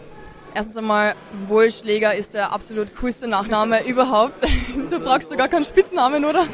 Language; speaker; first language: German; native; German